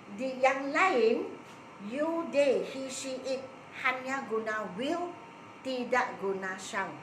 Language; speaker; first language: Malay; non-native, local second language; Chinese